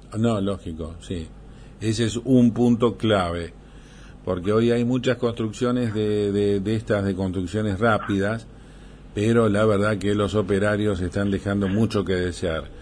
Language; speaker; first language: Spanish; native; Spanish